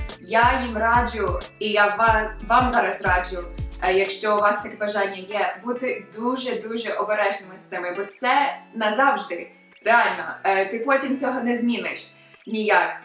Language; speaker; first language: Ukrainian; early bilingual, other home language; English